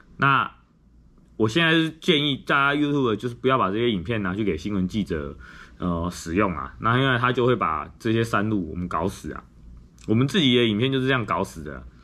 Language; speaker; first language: Chinese; native; Chinese